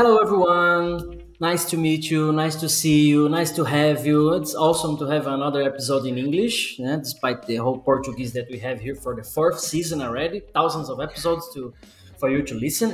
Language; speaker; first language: English; non-native, fluent; Portuguese